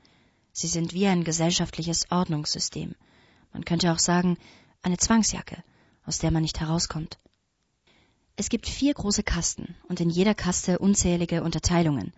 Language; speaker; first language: German; native; German